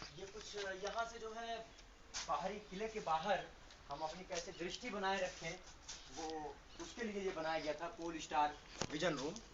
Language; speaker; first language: Hindi; native; Hindi